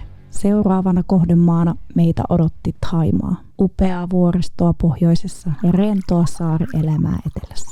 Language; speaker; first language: Finnish; native; Finnish